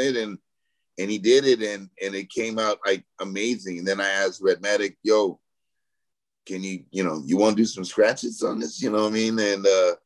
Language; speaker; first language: English; native; English